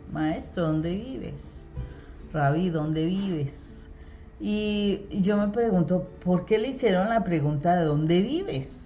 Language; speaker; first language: Spanish; native; Spanish